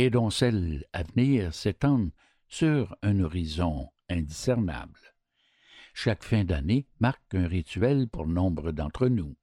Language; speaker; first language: French; native; French